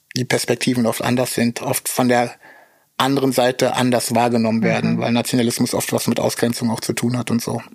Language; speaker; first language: German; early bilingual, other home language; Russian